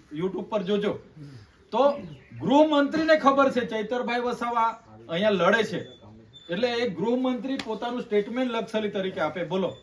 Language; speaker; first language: Gujarati; native; Gujarati